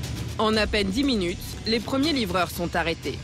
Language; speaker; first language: French; native; French